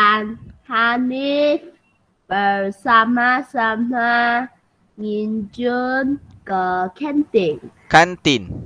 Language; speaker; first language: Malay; non-native, learner; Chinese